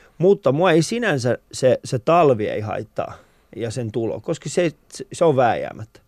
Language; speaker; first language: Finnish; early bilingual, other home language; Persian